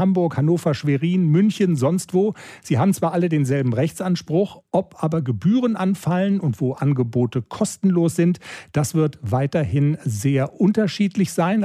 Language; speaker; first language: German; native; German